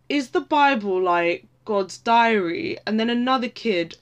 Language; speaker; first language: English; native; English